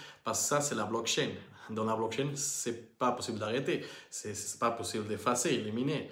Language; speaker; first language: French; non-native, learner; Portuguese